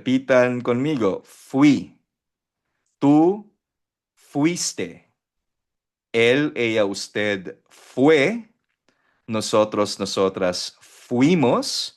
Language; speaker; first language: Spanish; non-native, fluent; Filipino